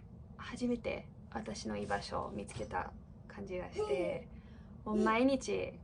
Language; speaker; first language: Japanese; non-native, fluent; English